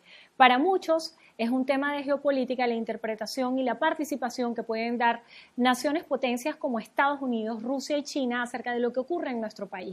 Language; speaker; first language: Spanish; native; Spanish